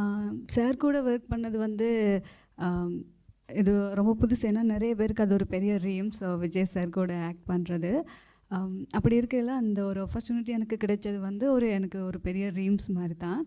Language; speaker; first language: Tamil; non-native, learner; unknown